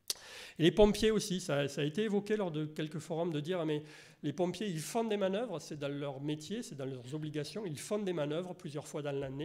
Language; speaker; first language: French; native; French